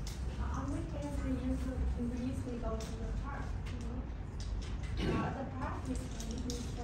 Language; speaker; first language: English; non-native, learner; Vietnamese